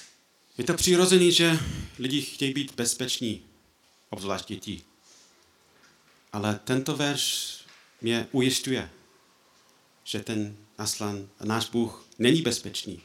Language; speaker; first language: Czech; non-native, fluent; English